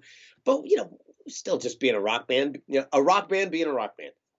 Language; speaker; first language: English; native; English